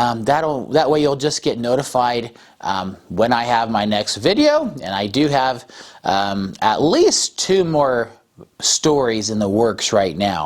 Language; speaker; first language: English; native; English